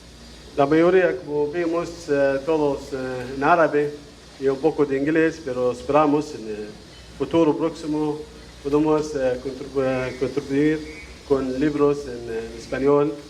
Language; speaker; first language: Spanish; non-native, fluent; Arabic